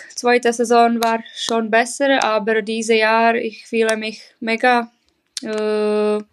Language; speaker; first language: German; non-native, learner; Czech